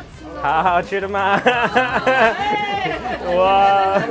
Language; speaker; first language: Chinese; non-native, learner; English